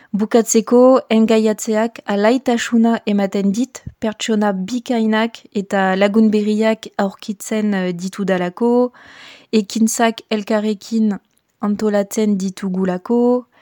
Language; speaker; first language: Basque; non-native, fluent; French